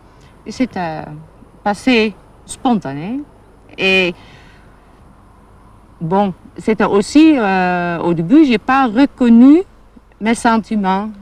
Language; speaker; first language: French; non-native, fluent; German